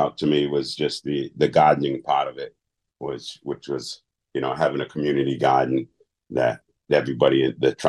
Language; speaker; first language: English; native; English